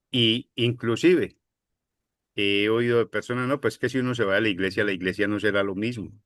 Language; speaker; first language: Spanish; native; Spanish